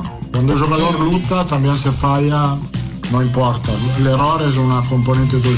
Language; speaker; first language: Portuguese; non-native, fluent; Italian